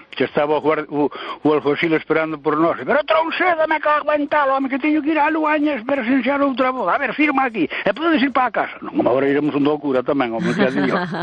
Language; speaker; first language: Galician; native; Galician